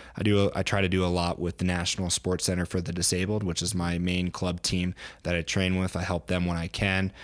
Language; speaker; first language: English; native; English